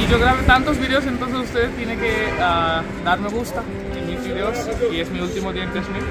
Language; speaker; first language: Spanish; non-native, learner; Hindi